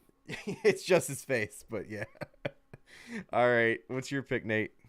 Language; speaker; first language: English; native; English